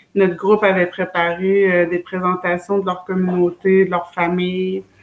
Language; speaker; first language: French; native; French